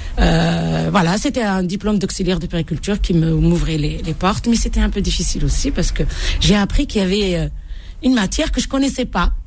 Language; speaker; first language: French; non-native, local second language; Arabic